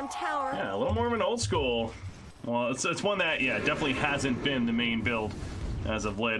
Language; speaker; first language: English; native; English